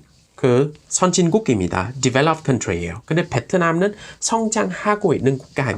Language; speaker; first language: Korean; non-native, fluent; Vietnamese